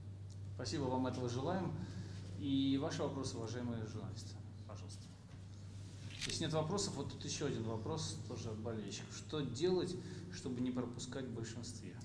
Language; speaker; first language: Russian; native; Russian